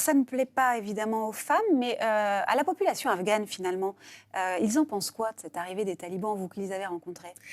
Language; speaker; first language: French; native; French